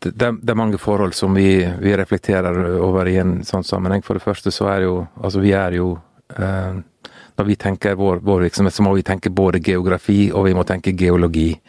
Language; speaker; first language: Norwegian; native; Norwegian